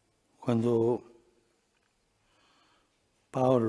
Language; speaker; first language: Italian; non-native, fluent; Spanish